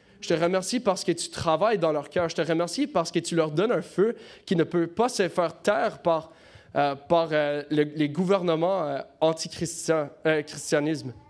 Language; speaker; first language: French; non-native, local second language; English